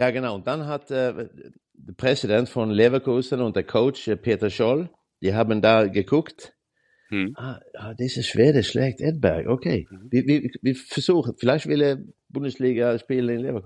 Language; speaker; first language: German; non-native, learner; Swedish